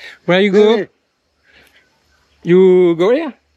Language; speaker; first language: English; non-native, learner; French